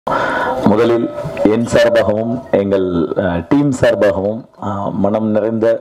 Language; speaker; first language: Tamil; native; Tamil